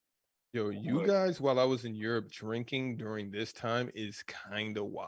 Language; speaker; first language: English; native; English